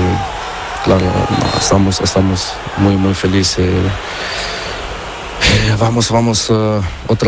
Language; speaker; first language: Spanish; non-native, learner; Portuguese